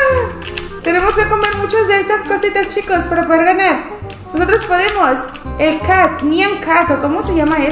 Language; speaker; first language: Spanish; native; Spanish